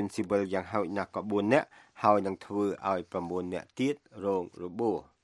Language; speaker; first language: Khmer; native; Khmer